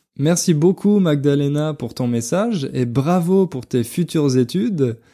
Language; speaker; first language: French; native; French